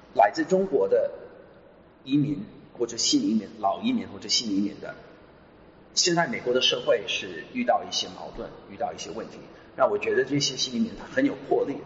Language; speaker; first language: Chinese; non-native, fluent; English